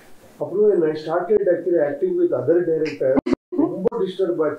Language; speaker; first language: Tamil; non-native, learner; Kannada